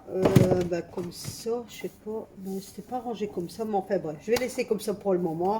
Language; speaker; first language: French; native; French